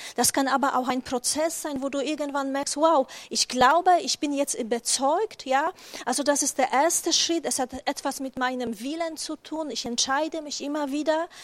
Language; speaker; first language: German; non-native, fluent; Polish